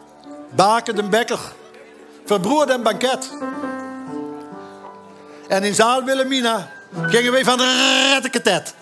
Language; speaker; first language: Dutch; native; Dutch